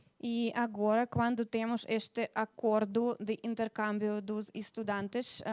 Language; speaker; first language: Portuguese; non-native, fluent; Russian